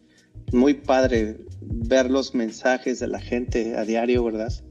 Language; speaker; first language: Spanish; non-native, fluent; English